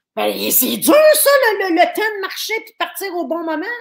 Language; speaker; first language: French; native; French